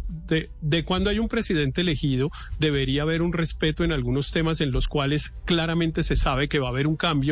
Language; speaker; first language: Spanish; native; Spanish